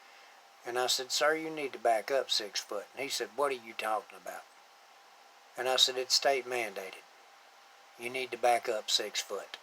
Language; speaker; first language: English; native; English